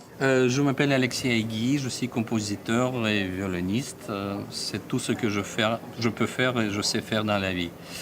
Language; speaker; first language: French; non-native, fluent; Russian